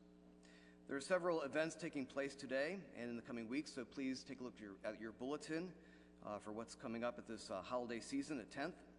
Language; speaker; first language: English; native; English